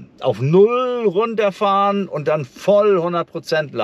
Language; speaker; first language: German; native; German